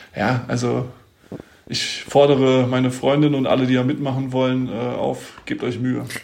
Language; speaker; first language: German; native; German